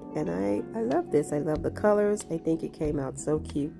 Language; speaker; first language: English; native; English